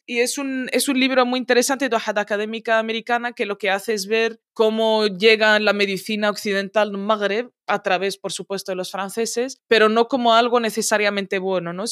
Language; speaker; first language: Spanish; early bilingual, other home language; Arabic